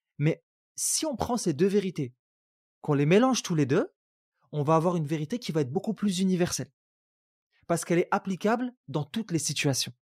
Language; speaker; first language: French; non-native, local second language; Arabic